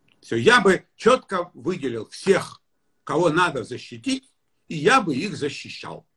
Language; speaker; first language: Russian; native; Russian